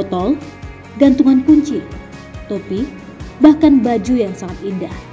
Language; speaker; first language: Indonesian; native; Indonesian